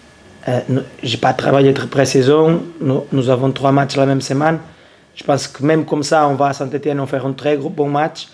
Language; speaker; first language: French; non-native, learner; Portuguese